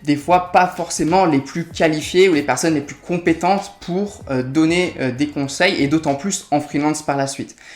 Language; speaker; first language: French; native; French